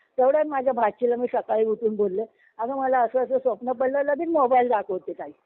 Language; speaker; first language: Marathi; non-native, local second language; Telugu